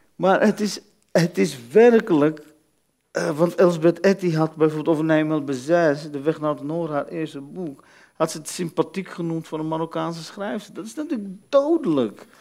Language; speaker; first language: Dutch; early bilingual, other home language; Arabic